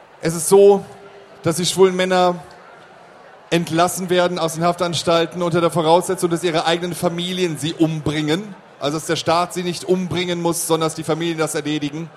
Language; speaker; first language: German; native; German